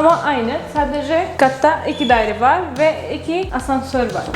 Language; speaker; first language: Turkish; non-native, learner; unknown